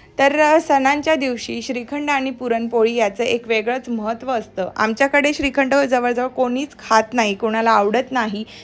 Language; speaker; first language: Marathi; native; Marathi